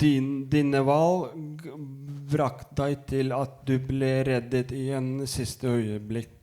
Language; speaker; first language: Norwegian; non-native, fluent; Lithuanian